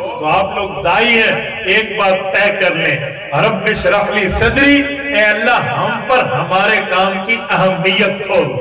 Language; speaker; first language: Urdu; non-native, local second language; Saraiki